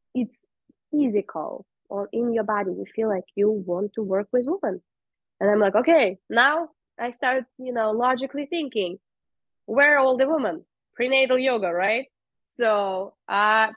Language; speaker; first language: English; non-native, fluent; Russian